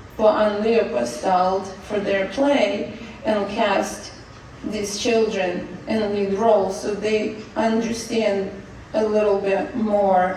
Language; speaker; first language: English; non-native, fluent; Russian